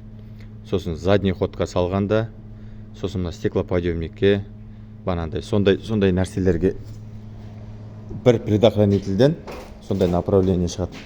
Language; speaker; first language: Kazakh; native; Kazakh